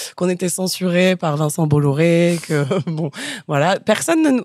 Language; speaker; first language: French; native; French